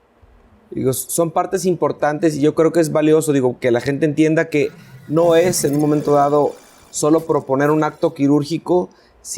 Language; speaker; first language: Spanish; native; Spanish